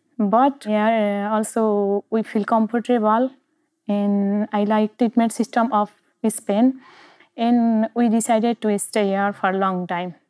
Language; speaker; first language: English; non-native, learner; Nepali